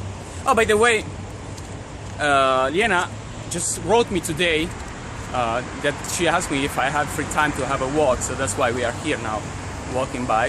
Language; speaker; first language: English; non-native, fluent; Italian